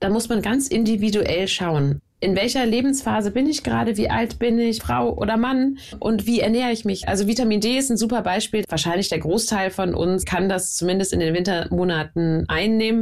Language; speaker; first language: German; native; German